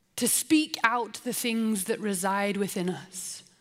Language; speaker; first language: English; native; English